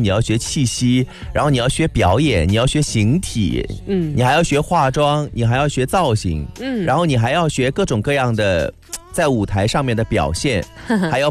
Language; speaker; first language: Chinese; non-native, local second language; Wu Chinese